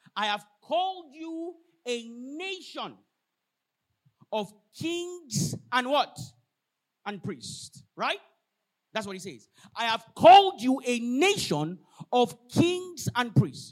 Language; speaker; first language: English; non-native, local second language; Yoruba